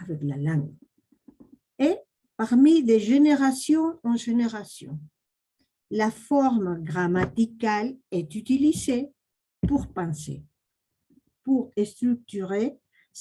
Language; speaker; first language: French; non-native, fluent; Spanish